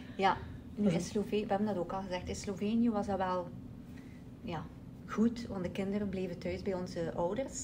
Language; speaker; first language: Dutch; native; Dutch